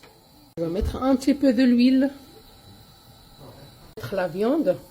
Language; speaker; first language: French; non-native, local second language; Arabic